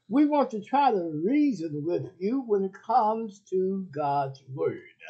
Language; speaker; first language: English; native; English